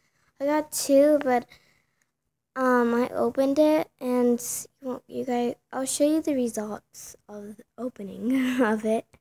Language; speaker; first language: English; native; English